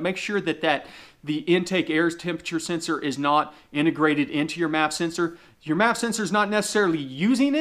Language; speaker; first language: English; native; English